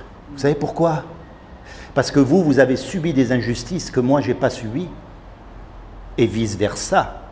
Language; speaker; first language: French; native; French